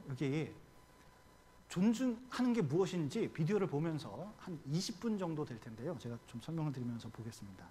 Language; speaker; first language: Korean; native; Korean